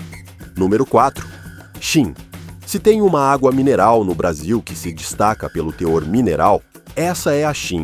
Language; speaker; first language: Portuguese; native; Portuguese